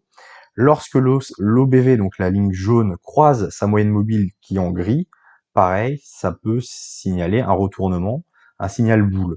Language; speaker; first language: French; native; French